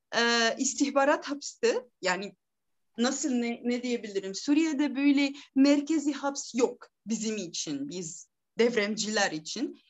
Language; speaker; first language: Turkish; non-native, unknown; Arabic